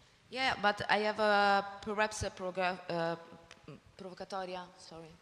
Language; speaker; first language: English; non-native, learner; Italian